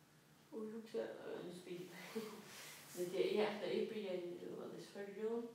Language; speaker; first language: Danish; non-native, local second language; Faroese